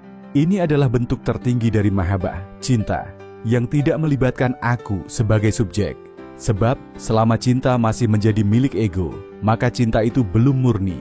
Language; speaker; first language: Indonesian; native; Indonesian